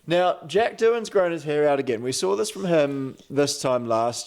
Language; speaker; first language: English; native; English